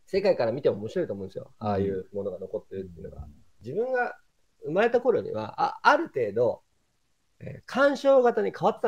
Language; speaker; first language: Japanese; native; Japanese